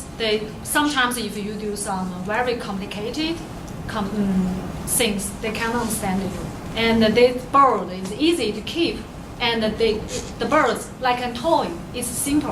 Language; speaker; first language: English; non-native, learner; Chinese